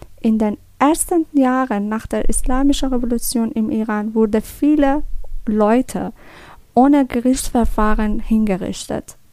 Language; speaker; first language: German; non-native, learner; Persian